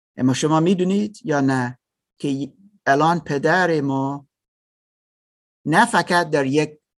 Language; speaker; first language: Persian; non-native, learner; German